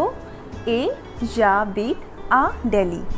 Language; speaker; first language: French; non-native, fluent; Hindi